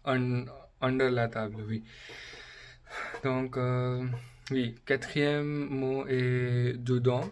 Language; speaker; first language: French; non-native, learner; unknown